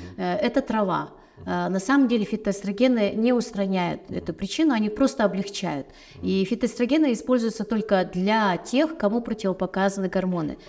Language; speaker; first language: Russian; native; Russian